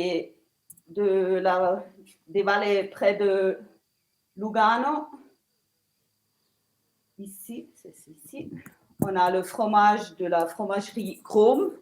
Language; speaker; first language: French; non-native, local second language; Italian